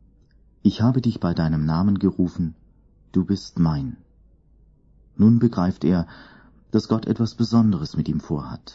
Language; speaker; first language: German; native; German